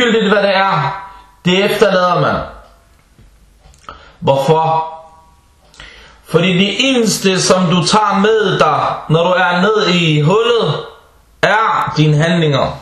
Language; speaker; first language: Danish; early bilingual, other home language; Arabic